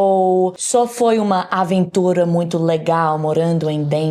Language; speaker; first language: Portuguese; non-native, learner; English